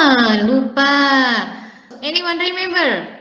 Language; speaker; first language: English; non-native, learner; Indonesian